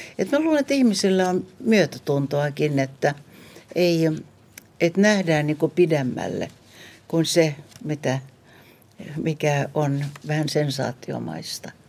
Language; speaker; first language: Finnish; non-native, local second language; Swedish